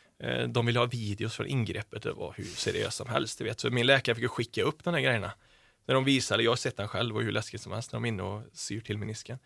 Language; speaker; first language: Swedish; native; Swedish